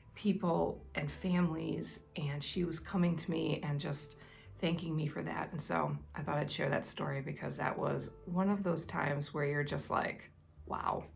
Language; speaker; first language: English; native; English